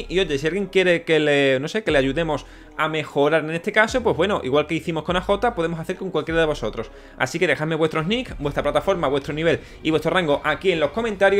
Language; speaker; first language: Spanish; native; Spanish